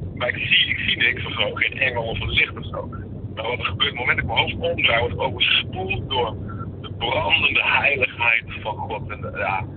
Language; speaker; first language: Dutch; early bilingual, other home language; Indonesian